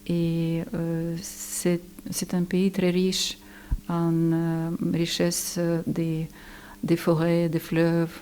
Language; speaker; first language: French; non-native, fluent; Ukrainian